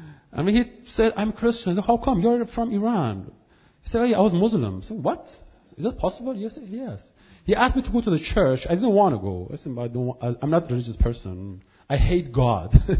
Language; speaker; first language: English; non-native, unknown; Kurdish